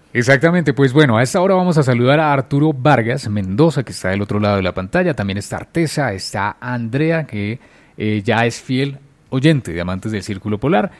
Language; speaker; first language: Spanish; native; Spanish